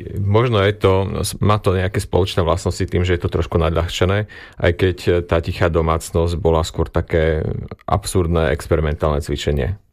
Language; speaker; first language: Slovak; native; Slovak